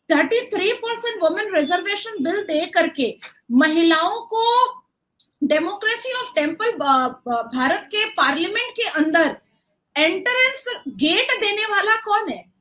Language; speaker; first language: Hindi; native; Hindi